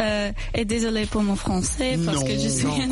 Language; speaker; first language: French; non-native, learner; English